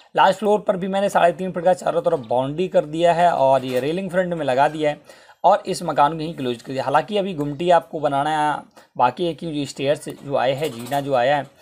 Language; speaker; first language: Hindi; native; Hindi